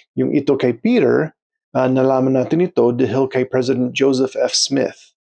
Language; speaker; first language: Filipino; non-native, fluent; English